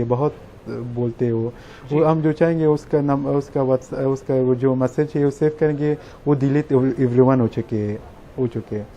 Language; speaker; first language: Hindi; non-native, learner; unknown